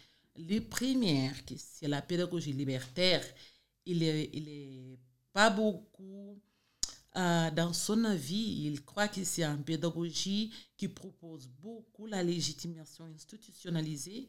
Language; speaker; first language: French; non-native, learner; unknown